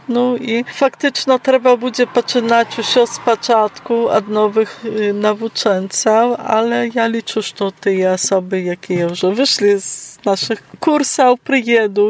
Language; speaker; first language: Polish; non-native, local second language; Belarusian